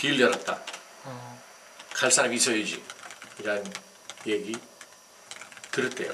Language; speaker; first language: Korean; non-native, local second language; English